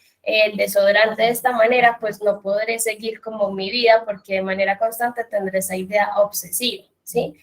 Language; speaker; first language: Spanish; native; Spanish